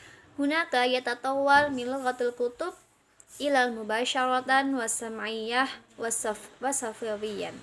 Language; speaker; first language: Arabic; non-native, learner; Indonesian